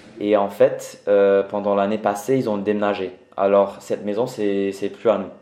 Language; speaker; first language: French; early bilingual, other home language; English